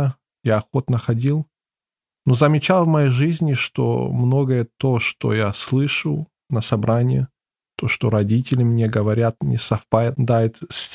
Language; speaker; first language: Russian; non-native, fluent; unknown